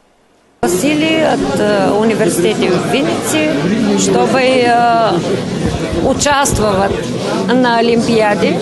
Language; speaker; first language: Russian; non-native, learner; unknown